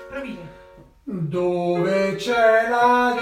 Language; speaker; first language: Italian; non-native, learner; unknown